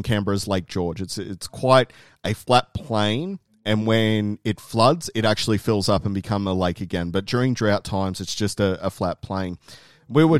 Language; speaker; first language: English; native; English